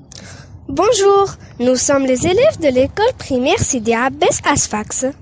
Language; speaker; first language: French; non-native, learner; Arabic